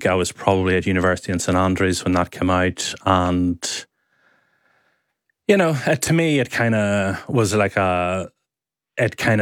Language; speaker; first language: English; native; English